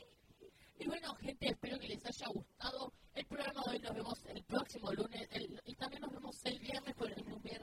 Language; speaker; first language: Spanish; native; Spanish